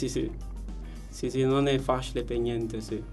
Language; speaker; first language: Italian; non-native, learner; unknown